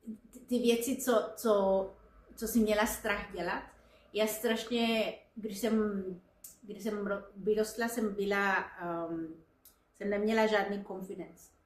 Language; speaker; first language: Czech; non-native, fluent; Spanish